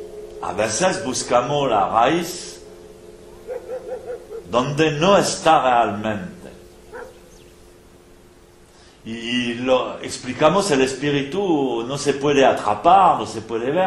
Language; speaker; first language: Spanish; non-native, fluent; French